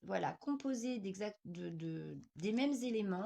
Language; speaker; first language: French; native; French